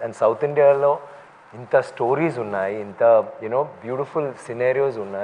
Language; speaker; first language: Telugu; non-native, fluent; Tamil